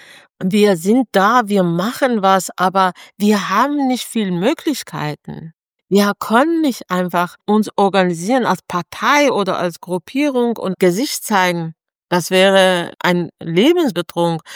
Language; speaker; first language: German; non-native, fluent; Persian